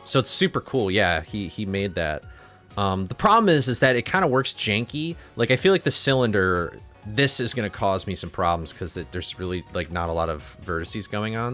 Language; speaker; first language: English; native; English